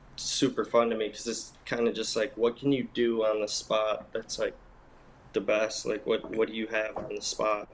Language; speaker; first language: English; native; English